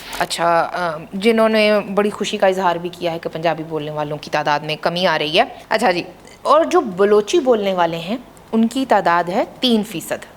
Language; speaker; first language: Urdu; non-native, local second language; Punjabi